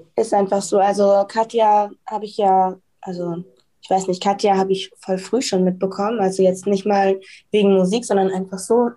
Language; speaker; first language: German; early bilingual, heritage; German